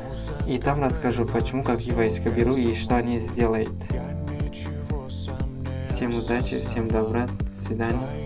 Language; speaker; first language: Russian; non-native, fluent; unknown